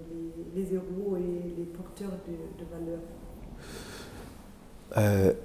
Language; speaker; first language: French; non-native, fluent; German